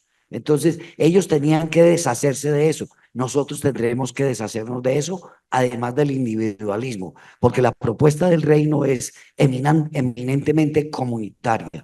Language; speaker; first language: Spanish; native; Spanish